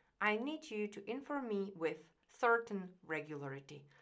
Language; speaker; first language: English; non-native, fluent; Czech